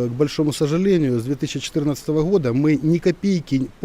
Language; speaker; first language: Russian; native; Russian